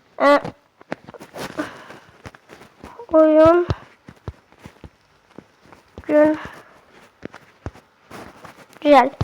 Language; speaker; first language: Turkish; native; Turkish